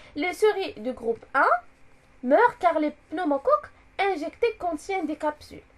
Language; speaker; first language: French; non-native, local second language; Arabic